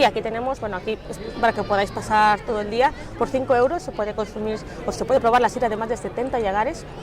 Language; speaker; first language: Spanish; native; Spanish